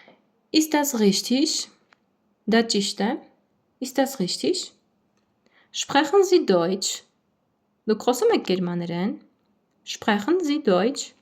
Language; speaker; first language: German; non-native, fluent; Armenian